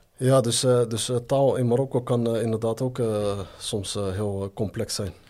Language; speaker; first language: Dutch; early bilingual, other home language; Arabic